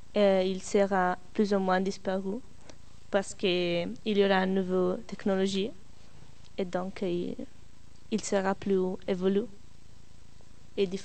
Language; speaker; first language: French; non-native, learner; Italian